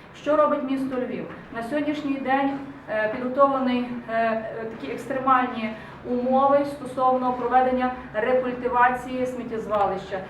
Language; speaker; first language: Ukrainian; native; Ukrainian